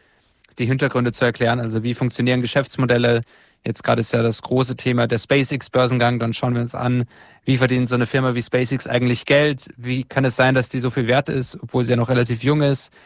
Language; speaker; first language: German; native; German